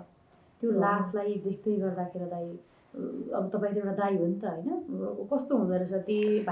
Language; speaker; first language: Nepali; native; Nepali